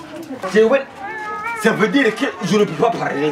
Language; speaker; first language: French; non-native, local second language; Rundi